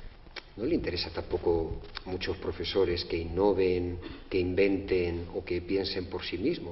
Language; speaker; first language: Spanish; native; Spanish